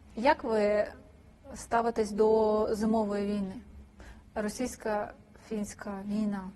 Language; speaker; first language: Ukrainian; native; Ukrainian